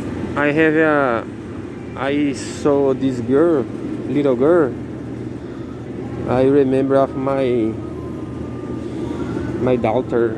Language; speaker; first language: English; non-native, learner; Portuguese